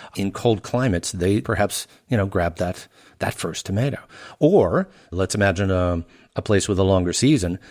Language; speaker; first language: English; native; English